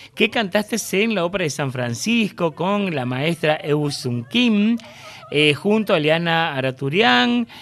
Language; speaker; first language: Spanish; native; Spanish